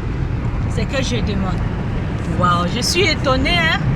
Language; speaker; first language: French; non-native, fluent; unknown